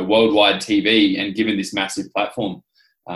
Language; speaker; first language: English; native; English